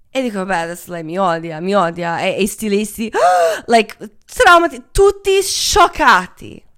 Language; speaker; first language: Italian; non-native, fluent; Croatian